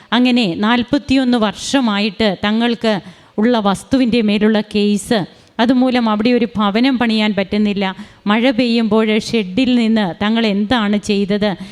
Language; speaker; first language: Malayalam; native; Malayalam